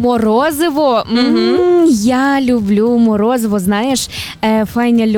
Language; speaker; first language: Ukrainian; native; Ukrainian